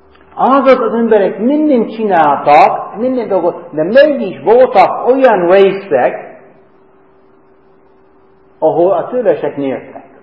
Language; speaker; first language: Hungarian; non-native, fluent; English